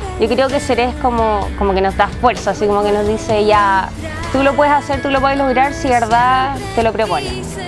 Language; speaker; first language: Spanish; native; Spanish